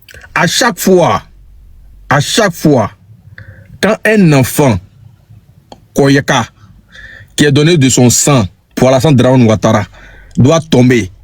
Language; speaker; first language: French; native; French